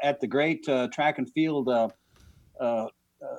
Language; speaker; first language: English; native; English